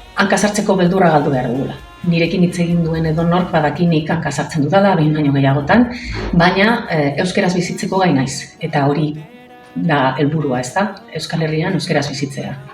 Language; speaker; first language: Basque; non-native, local second language; Spanish